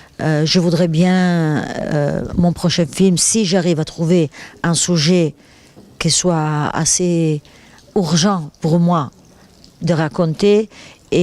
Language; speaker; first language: French; non-native, fluent; Italian